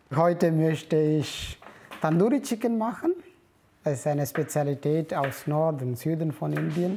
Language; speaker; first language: German; non-native, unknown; Indonesian